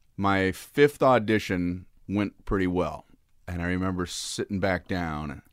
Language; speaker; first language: English; native; English